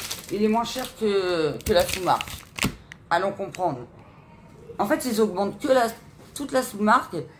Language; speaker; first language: French; native; French